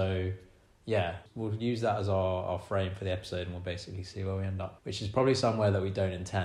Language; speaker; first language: English; native; English